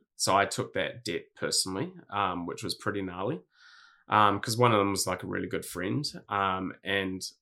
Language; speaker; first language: English; native; English